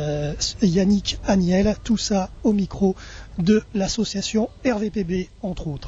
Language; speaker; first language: French; native; French